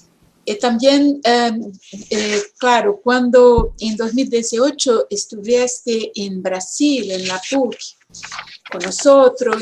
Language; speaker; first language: Spanish; non-native, fluent; Portuguese